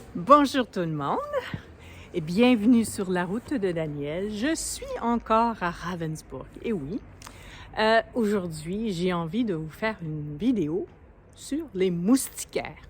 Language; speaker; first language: French; native; French